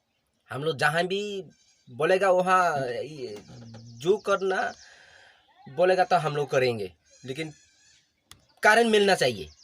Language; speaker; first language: Hindi; non-native, local second language; Kok Borok